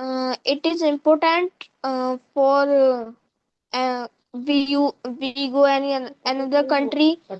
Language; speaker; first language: English; non-native, learner; Hindi